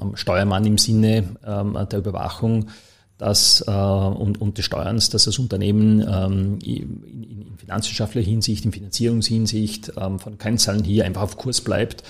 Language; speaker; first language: German; native; German